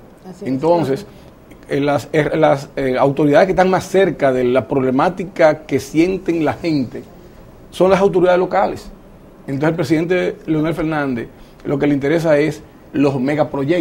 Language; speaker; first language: Spanish; native; Spanish